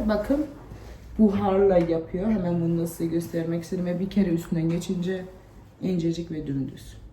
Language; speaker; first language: Turkish; early bilingual, heritage; Turkish